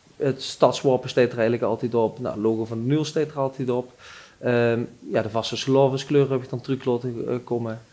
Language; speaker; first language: Dutch; native; Dutch